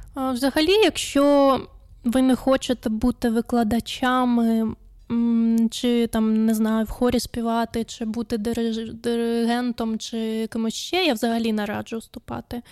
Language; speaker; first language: Ukrainian; non-native, local second language; Russian